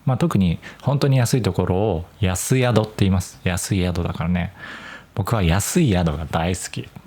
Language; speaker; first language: Japanese; native; Japanese